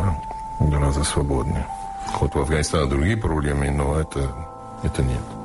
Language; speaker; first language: Russian; early bilingual, heritage; Russian